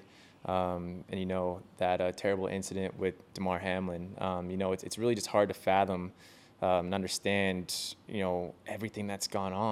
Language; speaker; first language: English; native; English